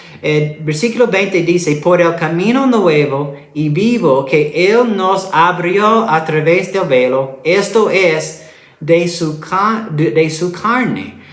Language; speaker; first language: Spanish; non-native, fluent; English